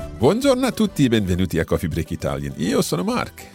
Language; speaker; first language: Italian; non-native, learner; English